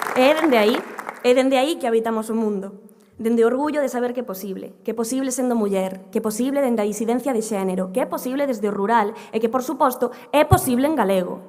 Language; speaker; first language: Galician; native; Galician